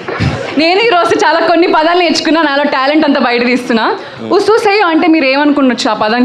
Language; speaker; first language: Telugu; native; Telugu